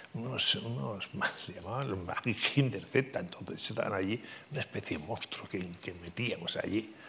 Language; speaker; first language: Spanish; native; Spanish